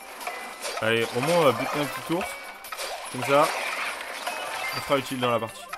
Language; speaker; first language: French; native; French